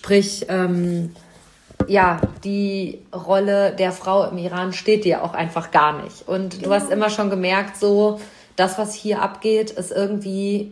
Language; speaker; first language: German; native; German